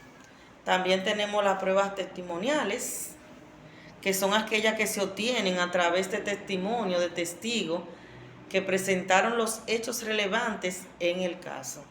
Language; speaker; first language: Spanish; native; Spanish